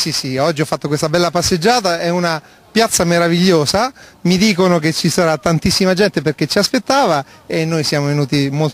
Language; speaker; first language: Italian; native; Italian